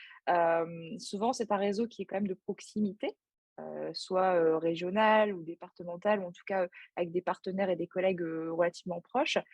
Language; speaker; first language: French; native; French